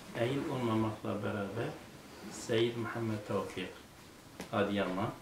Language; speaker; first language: Turkish; native; Turkish